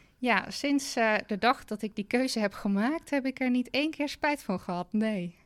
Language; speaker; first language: Dutch; non-native, fluent; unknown